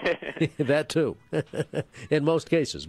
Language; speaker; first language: English; native; English